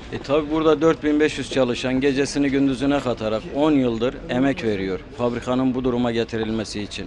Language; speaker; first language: Turkish; native; Turkish